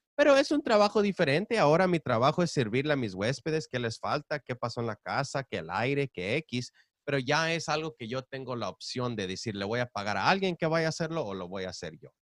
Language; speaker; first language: Spanish; early bilingual, heritage; Spanish